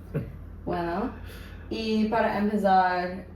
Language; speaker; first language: Spanish; non-native, learner; English